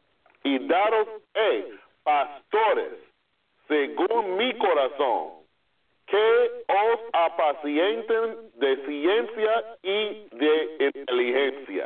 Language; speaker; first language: Spanish; non-native, fluent; English